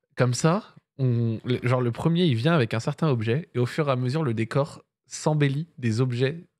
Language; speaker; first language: French; native; French